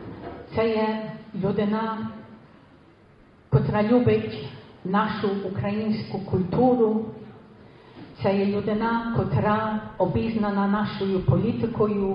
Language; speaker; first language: Ukrainian; early bilingual, heritage; Ukrainian